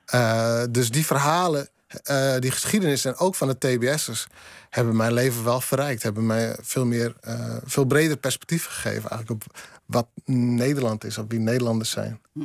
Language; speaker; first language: Dutch; non-native, local second language; Western Frisian